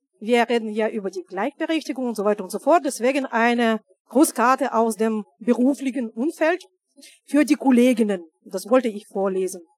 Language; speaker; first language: German; non-native, fluent; Russian